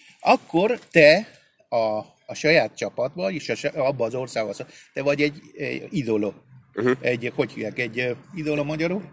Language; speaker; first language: Hungarian; early bilingual, heritage; Spanish